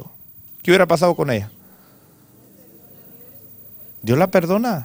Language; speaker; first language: Spanish; native; Spanish